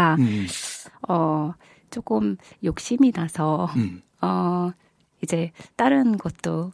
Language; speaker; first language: Korean; native; Korean